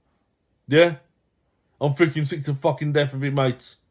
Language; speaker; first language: English; native; English